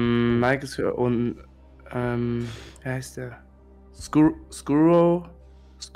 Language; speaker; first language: German; early bilingual, other home language; Turkish